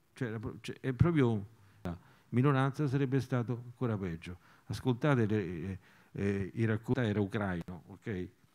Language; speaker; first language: Italian; native; Italian